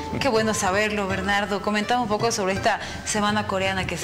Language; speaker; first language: Spanish; native; Spanish